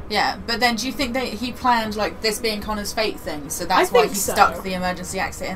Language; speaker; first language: English; native; English